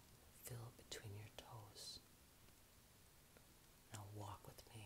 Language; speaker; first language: English; native; English